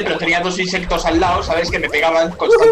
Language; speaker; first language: Spanish; native; Spanish